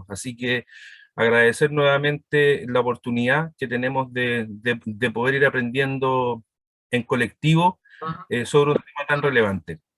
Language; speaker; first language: Spanish; native; Spanish